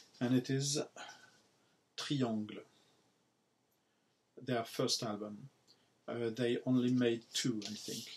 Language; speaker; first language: English; non-native, learner; French